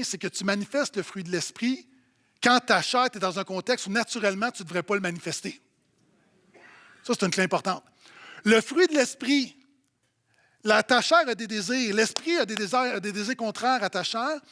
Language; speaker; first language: French; native; French